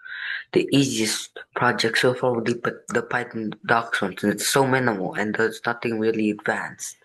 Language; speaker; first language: English; non-native, fluent; Indonesian